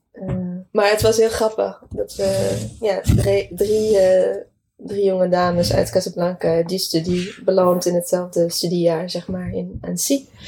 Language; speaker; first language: Dutch; non-native, fluent; Arabic